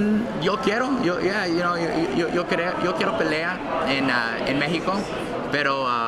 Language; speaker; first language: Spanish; early bilingual, heritage; English